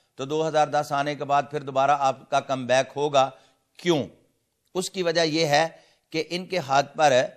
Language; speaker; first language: Urdu; non-native, local second language; Punjabi